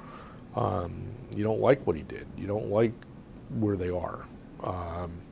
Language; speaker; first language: English; native; English